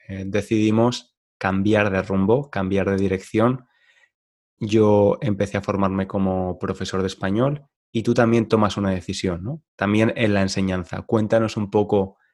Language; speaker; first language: Spanish; native; Spanish